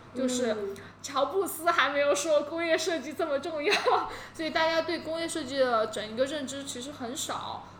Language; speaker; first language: Chinese; native; Chinese